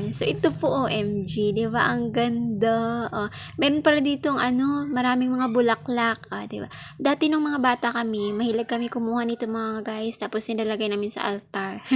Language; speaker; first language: Filipino; non-native, local second language; Hiligaynon